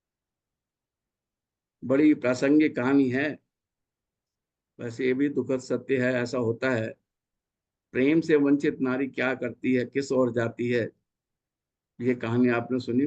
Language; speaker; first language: Hindi; native; Hindi